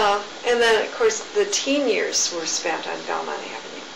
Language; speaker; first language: English; native; English